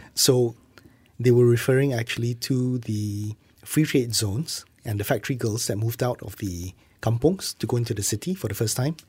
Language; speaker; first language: English; non-native, local second language; Malay